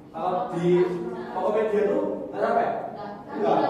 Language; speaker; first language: Indonesian; native; Indonesian